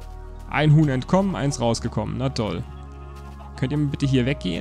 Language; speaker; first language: German; native; German